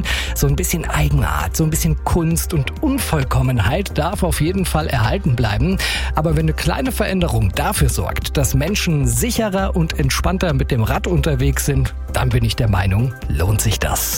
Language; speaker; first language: German; native; German